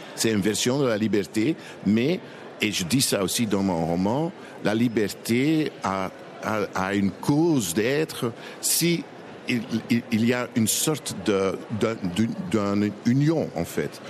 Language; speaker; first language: French; non-native, local second language; Dutch